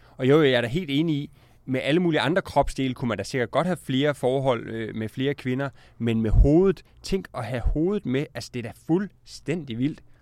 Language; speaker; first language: Danish; native; Danish